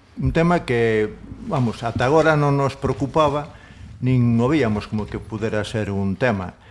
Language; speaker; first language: Galician; non-native, local second language; Spanish